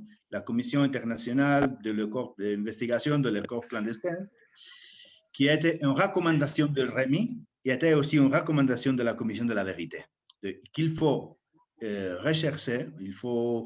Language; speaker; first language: French; non-native, fluent; Spanish